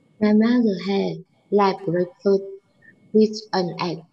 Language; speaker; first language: English; non-native, learner; Vietnamese